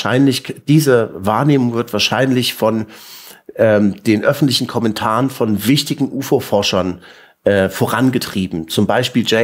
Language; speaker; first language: German; native; German